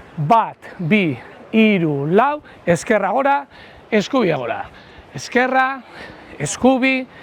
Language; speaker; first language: Basque; native; Basque